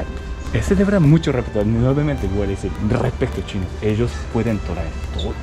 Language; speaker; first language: Spanish; non-native, learner; Japanese